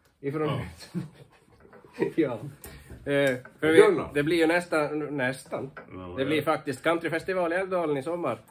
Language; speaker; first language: Swedish; native; Swedish